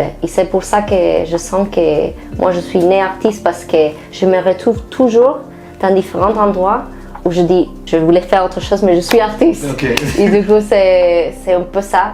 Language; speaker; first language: French; non-native, fluent; Spanish